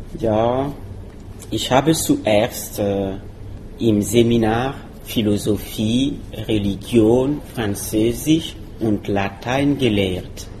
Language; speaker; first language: German; non-native, learner; Mossi